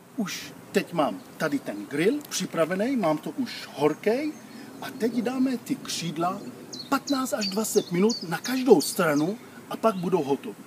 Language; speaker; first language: Czech; non-native, fluent; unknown